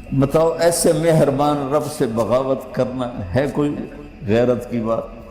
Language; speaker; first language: Urdu; non-native, local second language; Punjabi